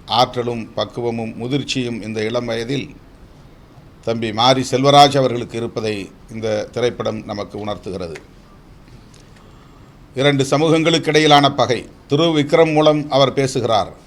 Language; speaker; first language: Tamil; native; Tamil